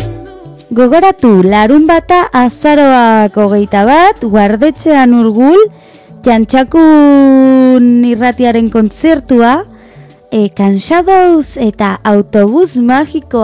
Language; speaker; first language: Basque; non-native, learner; Spanish